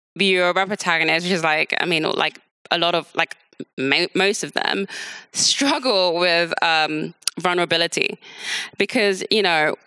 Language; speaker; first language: English; native; English